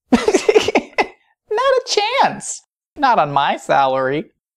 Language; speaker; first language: English; native; English